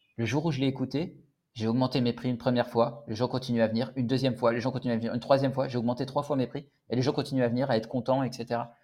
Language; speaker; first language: French; native; French